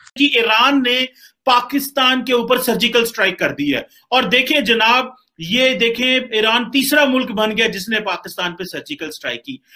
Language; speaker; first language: Urdu; non-native, local second language; Punjabi